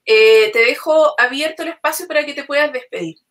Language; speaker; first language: Spanish; native; Spanish